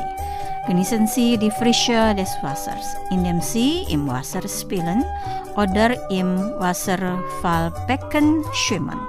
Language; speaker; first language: German; non-native, fluent; Indonesian